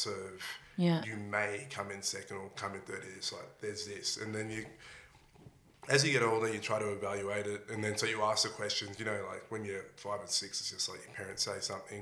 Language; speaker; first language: English; native; English